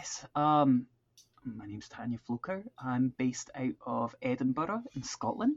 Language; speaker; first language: English; native; English